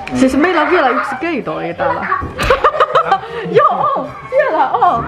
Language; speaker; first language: Finnish; non-native, learner; Chinese